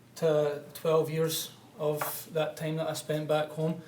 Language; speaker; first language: English; native; English